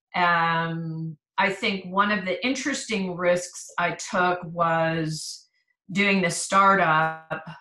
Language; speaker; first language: English; native; English